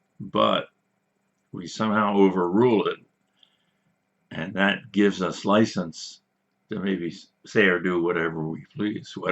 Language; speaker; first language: English; native; English